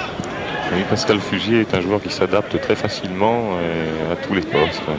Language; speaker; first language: French; native; French